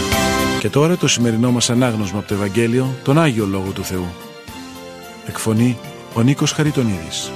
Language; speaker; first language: Greek; native; Greek